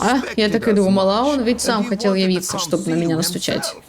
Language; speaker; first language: Russian; native; Russian